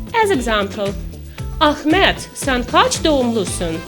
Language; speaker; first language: Turkish; non-native, fluent; Russian